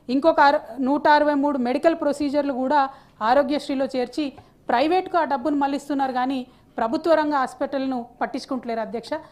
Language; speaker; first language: Telugu; native; Telugu